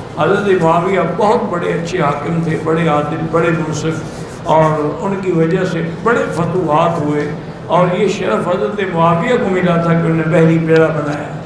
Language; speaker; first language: Urdu; early bilingual, heritage; Urdu